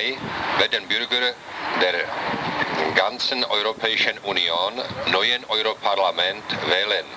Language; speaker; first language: German; non-native, learner; Czech